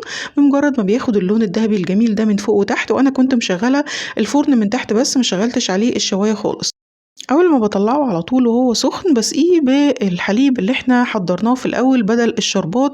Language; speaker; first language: Arabic; native; Arabic